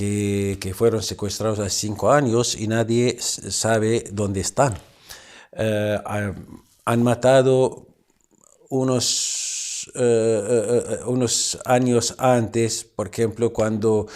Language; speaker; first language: Spanish; non-native, fluent; Arabic